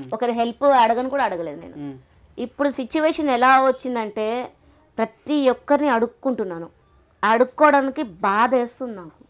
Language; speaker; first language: Telugu; native; Telugu